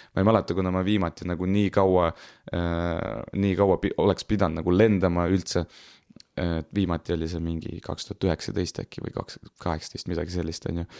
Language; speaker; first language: Estonian; non-native, local second language; Russian